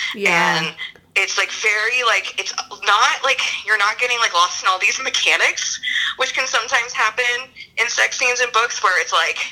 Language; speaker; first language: English; native; English